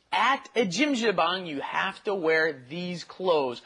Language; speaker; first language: English; native; English